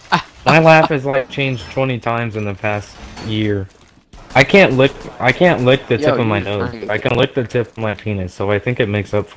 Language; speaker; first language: English; native; English